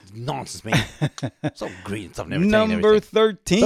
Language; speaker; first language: English; early bilingual, other home language; Spanish